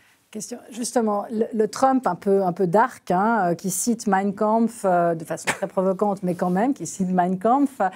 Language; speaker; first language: French; native; French